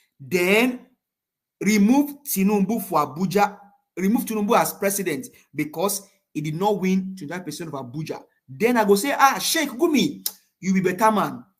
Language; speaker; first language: Nigerian Pidgin; non-native, local second language; Yoruba